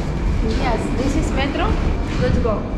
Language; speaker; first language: English; non-native, learner; Russian